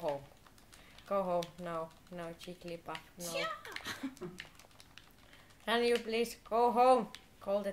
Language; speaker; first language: English; non-native, fluent; Finnish